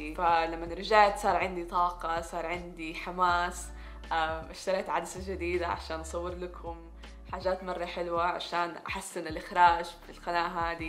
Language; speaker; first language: Arabic; native; Arabic